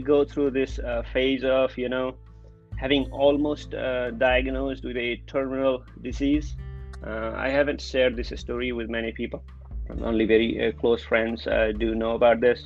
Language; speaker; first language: English; non-native, local second language; Nepali